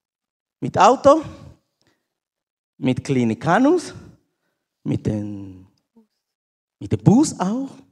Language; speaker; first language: German; non-native, learner; Spanish